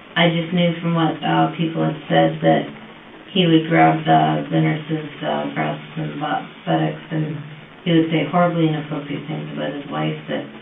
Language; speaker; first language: English; native; English